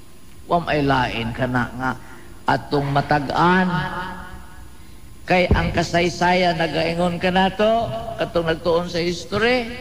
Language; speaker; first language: Cebuano; native; Cebuano